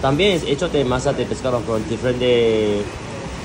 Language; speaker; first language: Spanish; non-native, learner; Chinese